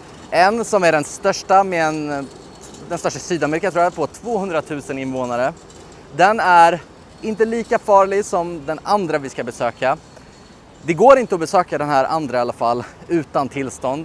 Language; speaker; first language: Swedish; native; Swedish